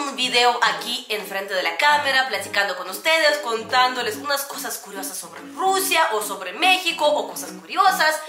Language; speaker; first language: Spanish; non-native, fluent; Russian